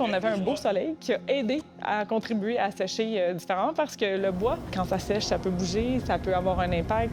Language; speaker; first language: French; native; French